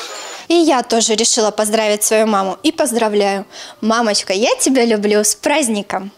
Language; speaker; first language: Russian; native; Russian